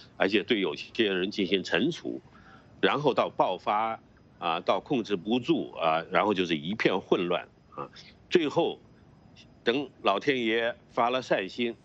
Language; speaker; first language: Chinese; native; Chinese